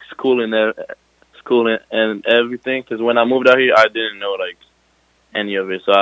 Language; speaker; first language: English; non-native, fluent; French